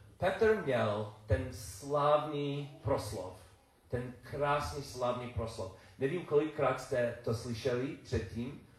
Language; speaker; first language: Czech; non-native, learner; English